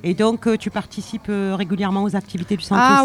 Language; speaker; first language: French; native; French